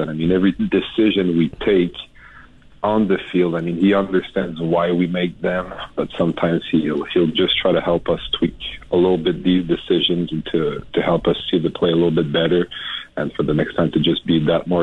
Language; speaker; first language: English; non-native, fluent; French